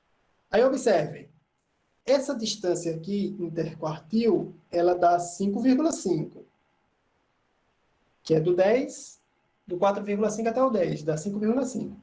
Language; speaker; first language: Portuguese; native; Portuguese